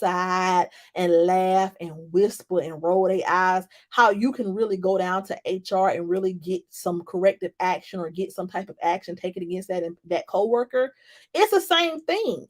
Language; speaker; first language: English; native; English